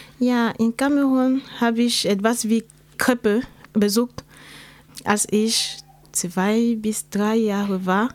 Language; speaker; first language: German; non-native, learner; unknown